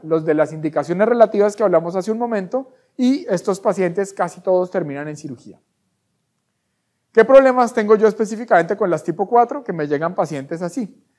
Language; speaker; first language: Spanish; native; Spanish